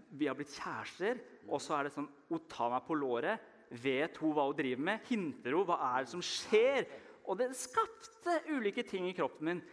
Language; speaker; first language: Norwegian; early bilingual, other home language; Persian